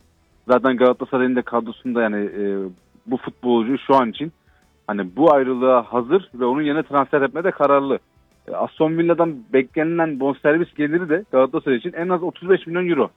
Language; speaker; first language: Turkish; native; Turkish